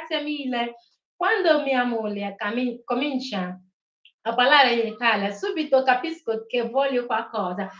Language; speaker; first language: Italian; non-native, learner; Igbo